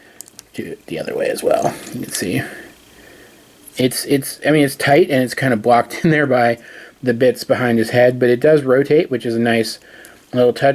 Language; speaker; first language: English; native; English